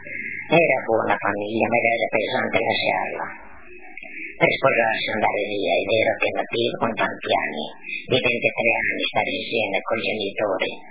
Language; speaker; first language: Italian; non-native, local second language; Friulian